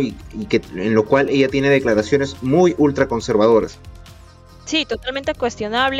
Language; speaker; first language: Spanish; native; Spanish